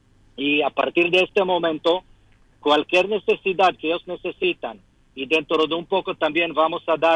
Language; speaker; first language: Spanish; non-native, fluent; Hebrew